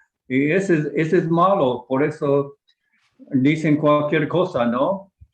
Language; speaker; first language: Spanish; non-native, fluent; English